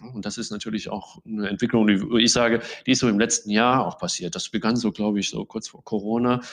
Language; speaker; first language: German; native; German